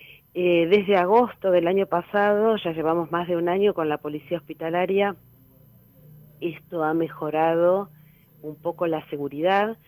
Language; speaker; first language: Spanish; native; Spanish